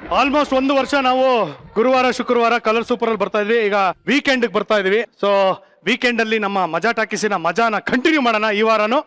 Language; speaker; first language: Kannada; native; Kannada